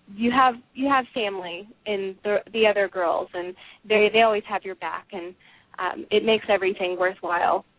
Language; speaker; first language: English; native; English